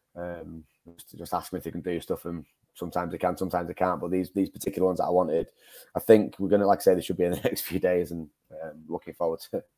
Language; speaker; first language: English; native; English